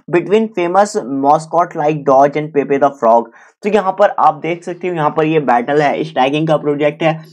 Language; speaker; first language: Hindi; native; Hindi